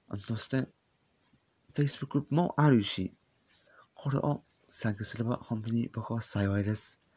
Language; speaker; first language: Japanese; non-native, learner; English